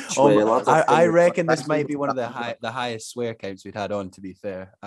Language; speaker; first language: English; native; English